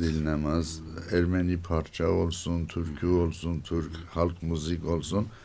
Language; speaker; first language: Turkish; non-native, learner; Armenian